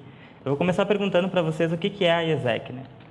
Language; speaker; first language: Portuguese; native; Portuguese